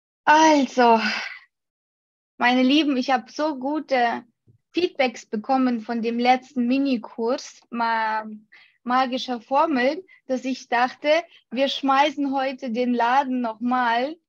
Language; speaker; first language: German; non-native, fluent; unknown